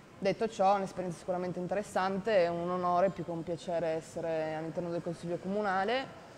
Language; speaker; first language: Italian; native; Italian